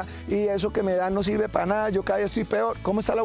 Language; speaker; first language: Spanish; native; Spanish